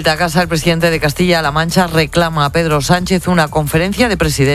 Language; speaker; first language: Spanish; native; Spanish